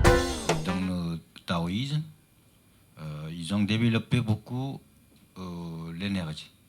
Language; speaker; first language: French; non-native, learner; Chinese